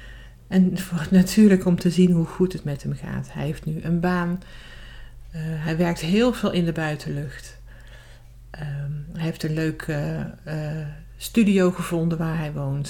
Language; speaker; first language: Dutch; native; Dutch